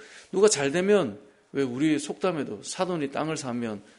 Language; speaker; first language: Korean; native; Korean